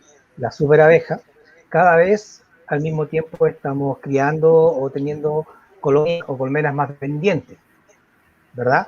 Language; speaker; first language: Spanish; native; Spanish